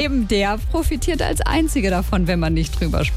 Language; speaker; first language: German; native; German